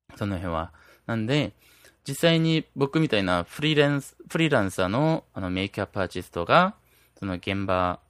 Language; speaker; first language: Japanese; non-native, fluent; Korean